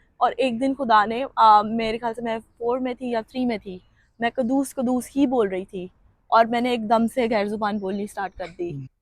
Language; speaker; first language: Urdu; non-native, local second language; Punjabi